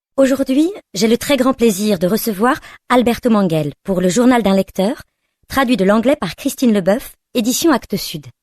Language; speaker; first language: French; native; French